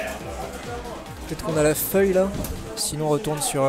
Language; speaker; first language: French; native; French